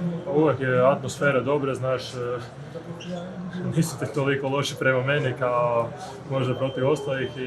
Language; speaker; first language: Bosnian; non-native, fluent; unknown